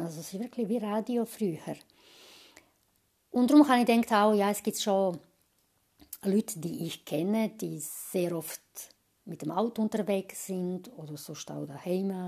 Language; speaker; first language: German; non-native, fluent; Croatian